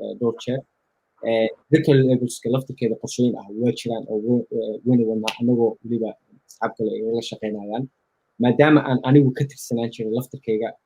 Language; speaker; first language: Somali; early bilingual, heritage; Somali